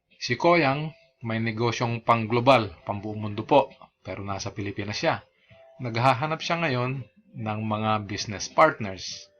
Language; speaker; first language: Filipino; non-native, local second language; Iloko